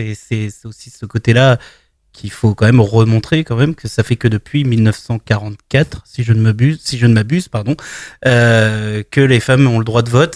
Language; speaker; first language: French; native; French